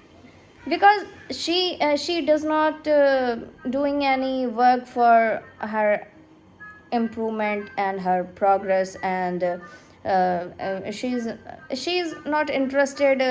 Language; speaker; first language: English; non-native, learner; Hindi